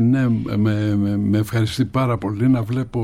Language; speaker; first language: Greek; native; Greek